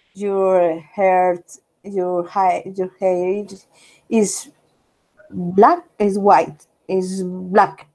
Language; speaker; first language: English; non-native, learner; Spanish